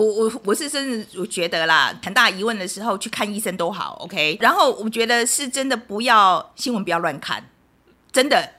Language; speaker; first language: Chinese; native; Chinese